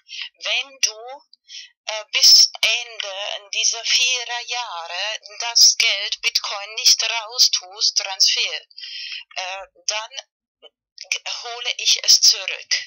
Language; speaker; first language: German; non-native, fluent; Spanish